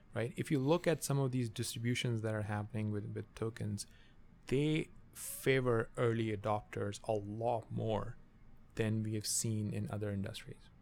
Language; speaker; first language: English; non-native, local second language; Urdu